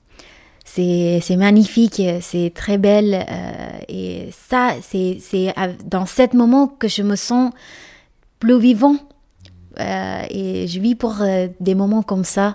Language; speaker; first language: French; non-native, learner; Malayalam